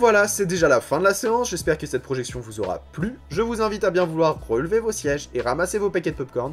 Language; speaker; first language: French; native; French